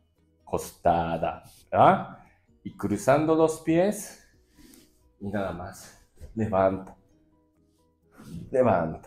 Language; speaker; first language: Spanish; non-native, learner; Japanese